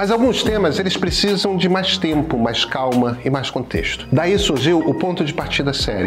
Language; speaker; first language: Portuguese; native; Portuguese